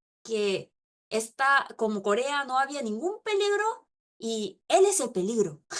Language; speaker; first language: Spanish; non-native, local second language; Korean